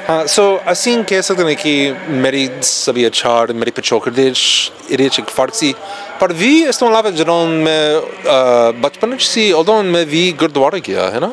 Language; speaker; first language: Punjabi; non-native, fluent; English